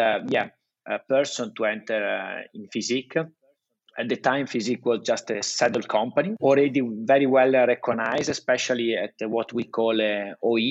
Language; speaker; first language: English; non-native, fluent; Italian